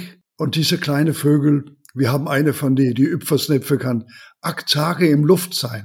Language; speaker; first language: German; non-native, learner; Danish